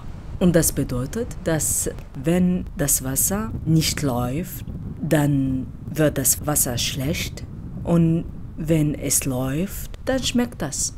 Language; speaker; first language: German; non-native, fluent; Arabic